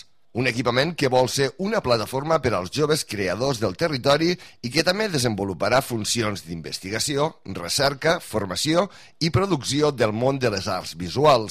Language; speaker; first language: Catalan; native; Catalan